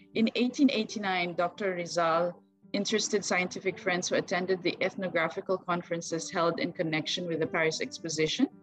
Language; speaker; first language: English; non-native, local second language; Filipino